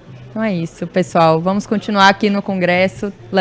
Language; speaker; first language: Portuguese; native; Portuguese